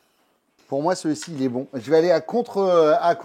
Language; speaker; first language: French; native; French